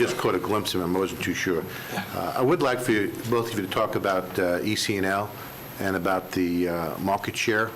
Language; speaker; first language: English; native; English